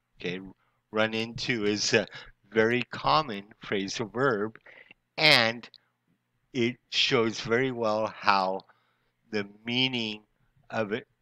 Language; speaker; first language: English; native; English